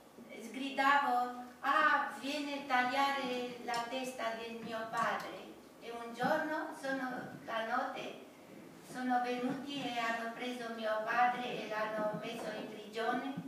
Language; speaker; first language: Italian; non-native, fluent; Romanian